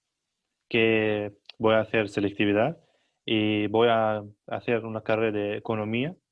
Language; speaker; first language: Spanish; non-native, learner; Arabic